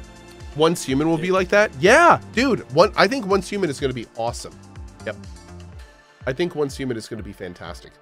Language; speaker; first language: English; native; English